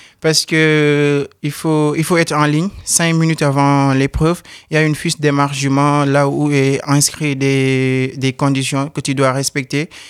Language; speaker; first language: French; non-native, local second language; Wolof